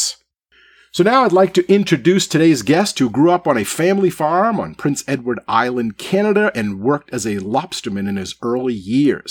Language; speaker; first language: English; native; English